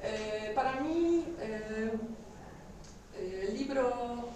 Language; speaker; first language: Spanish; non-native, learner; Polish